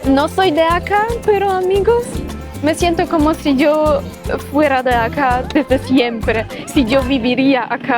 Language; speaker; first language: Spanish; non-native, fluent; Polish